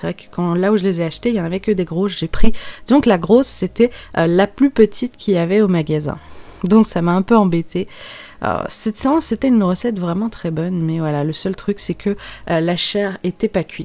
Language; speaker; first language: French; native; French